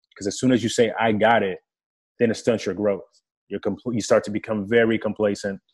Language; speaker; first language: English; early bilingual, other home language; French